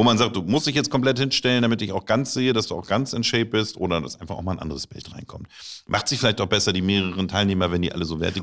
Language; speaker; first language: German; native; German